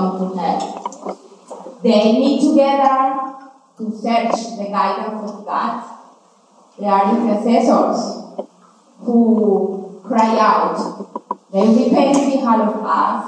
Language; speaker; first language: English; non-native, learner; Spanish